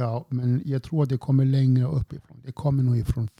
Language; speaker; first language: Swedish; non-native, fluent; Icelandic